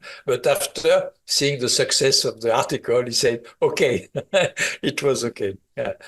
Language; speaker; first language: English; non-native, fluent; French